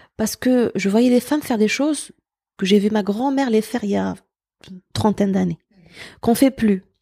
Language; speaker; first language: French; non-native, local second language; Arabic